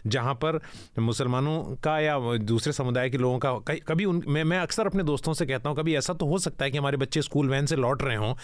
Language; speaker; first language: Hindi; native; Hindi